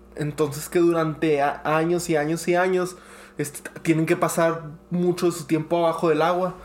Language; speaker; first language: Spanish; early bilingual, heritage; Spanish